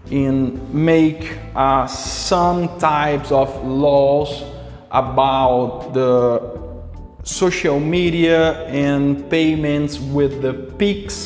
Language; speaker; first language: English; non-native, local second language; Portuguese